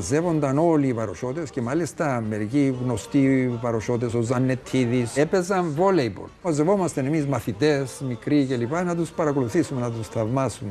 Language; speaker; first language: Greek; native; Greek